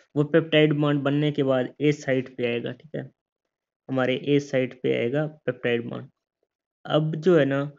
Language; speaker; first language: Hindi; native; Hindi